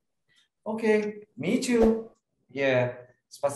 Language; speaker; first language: English; non-native, learner; Indonesian